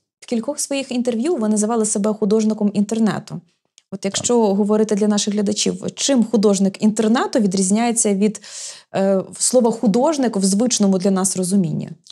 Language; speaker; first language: Ukrainian; native; Ukrainian